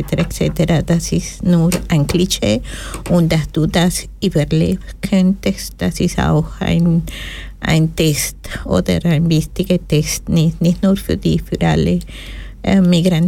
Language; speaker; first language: German; non-native, learner; Spanish